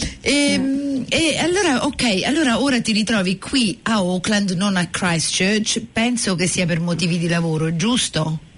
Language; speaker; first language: Italian; native; Italian